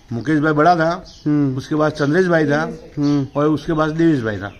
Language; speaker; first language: Hindi; non-native, local second language; Gujarati